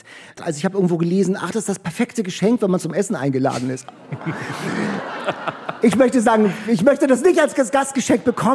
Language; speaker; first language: German; native; German